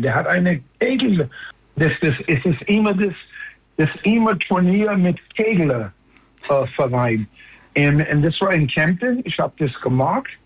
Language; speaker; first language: German; non-native, fluent; English